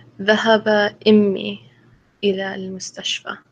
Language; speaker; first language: Arabic; non-native, learner; English